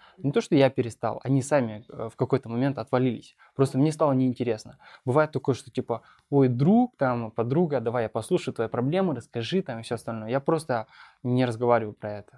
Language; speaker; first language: Russian; non-native, local second language; Bashkir